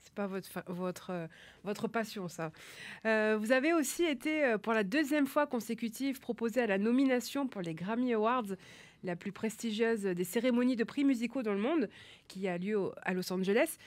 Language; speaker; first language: French; native; French